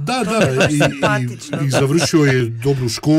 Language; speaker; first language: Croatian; early bilingual, heritage; Croatian